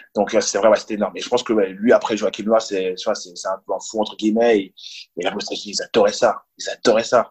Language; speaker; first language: French; early bilingual, other home language; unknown